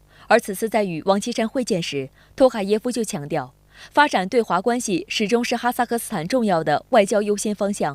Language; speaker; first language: Chinese; native; Chinese